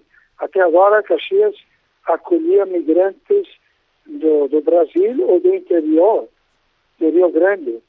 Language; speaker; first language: Portuguese; non-native, fluent; Italian